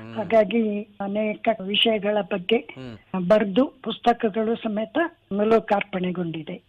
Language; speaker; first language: Kannada; non-native, local second language; Kodava